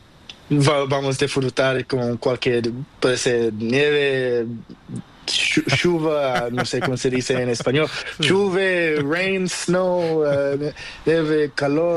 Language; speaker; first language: Spanish; non-native, learner; Portuguese